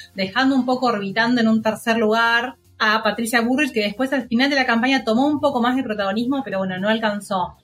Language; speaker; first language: Spanish; native; Spanish